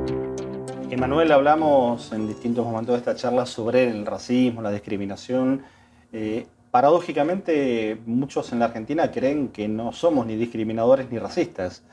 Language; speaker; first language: Spanish; native; Spanish